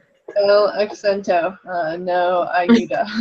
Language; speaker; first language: Spanish; non-native, learner; English